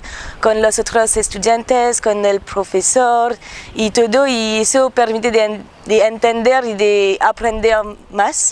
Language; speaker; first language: Spanish; non-native, learner; French